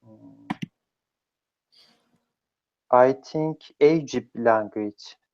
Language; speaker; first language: English; non-native, learner; Turkish